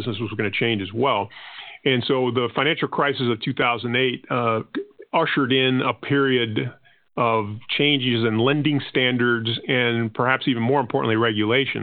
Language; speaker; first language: English; non-native, fluent; Spanish